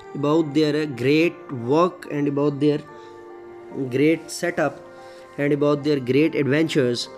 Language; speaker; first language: English; non-native, local second language; Urdu